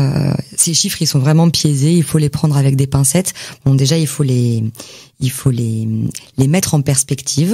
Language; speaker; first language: French; native; French